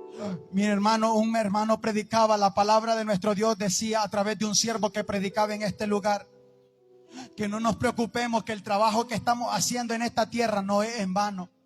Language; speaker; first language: Spanish; native; Spanish